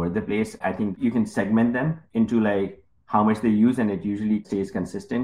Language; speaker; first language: English; non-native, local second language; Urdu